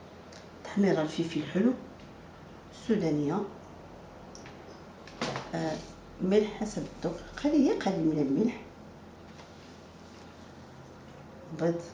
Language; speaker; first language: Arabic; native; Arabic